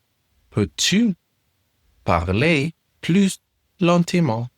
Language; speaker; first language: French; non-native, learner; English